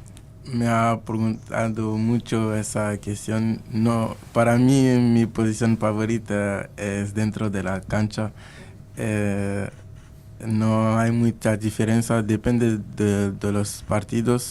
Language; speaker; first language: Spanish; non-native, learner; Portuguese